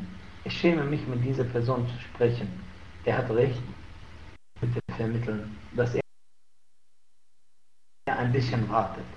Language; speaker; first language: German; non-native, fluent; Arabic